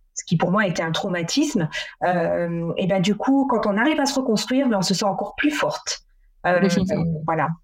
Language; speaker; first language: French; native; French